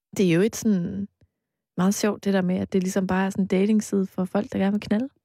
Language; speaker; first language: Danish; native; Danish